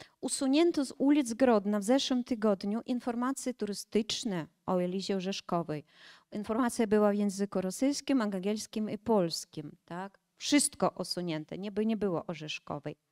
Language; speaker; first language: Polish; early bilingual, heritage; Polish